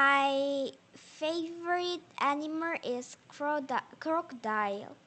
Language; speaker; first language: English; non-native, learner; Korean